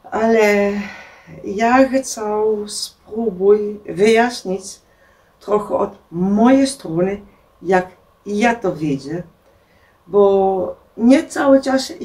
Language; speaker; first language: Polish; non-native, learner; Dutch